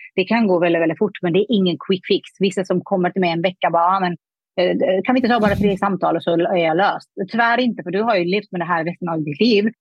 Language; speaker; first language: Swedish; non-native, fluent; Persian